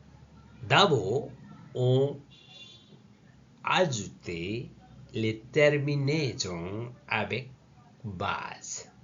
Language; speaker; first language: French; non-native, learner; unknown